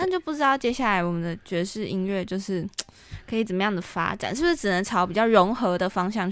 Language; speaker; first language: Chinese; native; Chinese